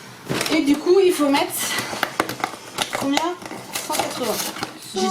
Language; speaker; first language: French; native; French